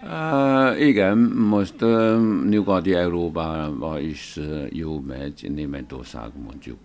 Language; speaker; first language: Hungarian; non-native, learner; Chinese